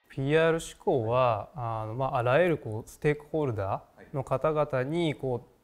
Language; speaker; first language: Japanese; native; Japanese